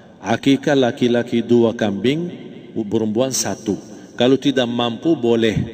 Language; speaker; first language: Malay; non-native, fluent; Arabic